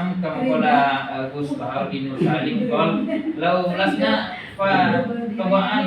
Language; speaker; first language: Arabic; non-native, learner; Indonesian